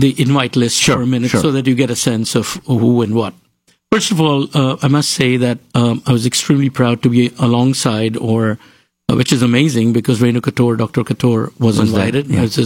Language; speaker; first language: English; non-native, local second language; Gujarati